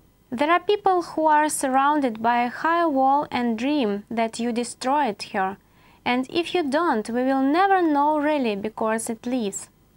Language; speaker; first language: English; non-native, fluent; Russian